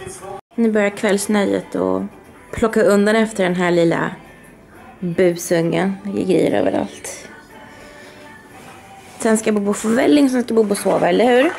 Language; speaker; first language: Swedish; native; Swedish